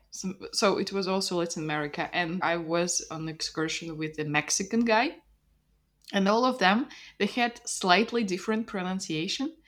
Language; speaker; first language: English; non-native, fluent; Russian